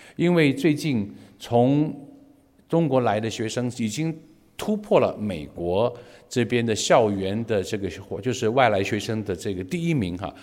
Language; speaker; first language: Chinese; native; Chinese